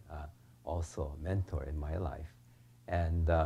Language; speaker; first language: English; native; English